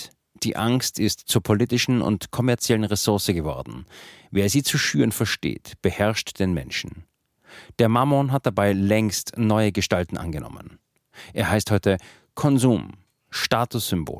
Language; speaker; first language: German; native; German